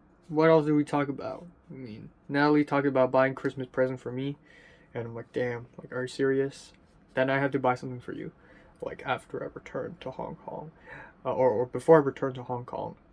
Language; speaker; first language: English; non-native, local second language; Cantonese